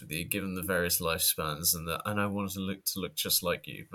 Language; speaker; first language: English; native; English